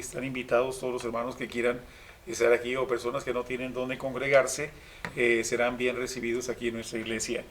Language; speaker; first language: Spanish; native; Spanish